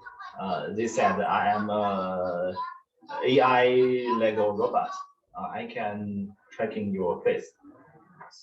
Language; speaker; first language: English; non-native, learner; Chinese